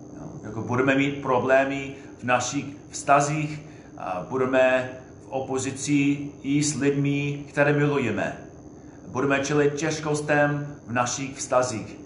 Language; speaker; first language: Czech; non-native, fluent; English